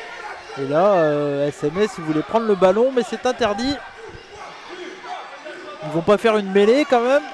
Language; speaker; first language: French; native; French